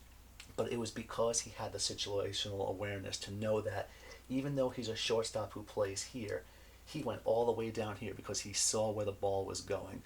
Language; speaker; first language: English; native; English